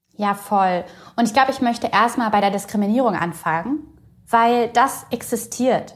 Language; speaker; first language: German; early bilingual, other home language; Bulgarian